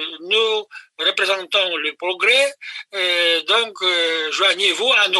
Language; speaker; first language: French; non-native, fluent; Polish